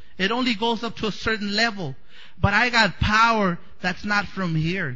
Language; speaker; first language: English; non-native, fluent; Spanish